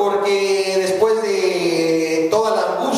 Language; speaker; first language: Spanish; native; Spanish